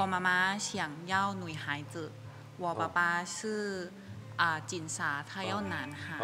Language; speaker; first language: Chinese; non-native, learner; Thai